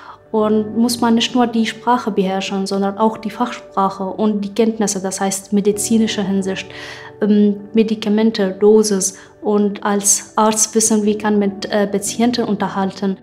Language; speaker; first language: German; non-native, fluent; Arabic